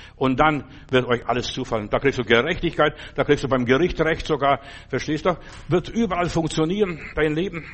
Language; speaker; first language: German; non-native, fluent; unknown